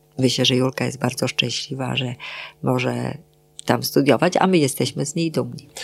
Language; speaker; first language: Polish; native; Polish